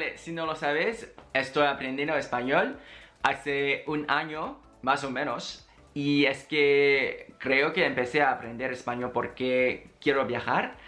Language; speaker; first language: Spanish; non-native, learner; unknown